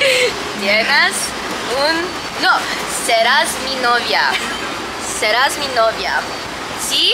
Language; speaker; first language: Spanish; non-native, learner; English